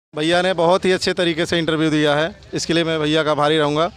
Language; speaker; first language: Hindi; native; Hindi